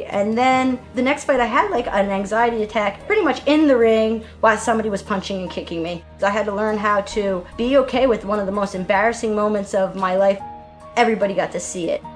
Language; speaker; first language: English; native; English